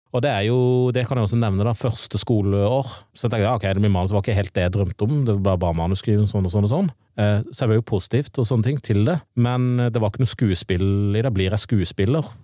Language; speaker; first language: Norwegian; native; Norwegian